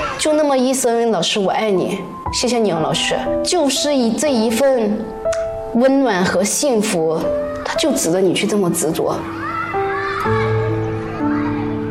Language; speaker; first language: Chinese; native; Chinese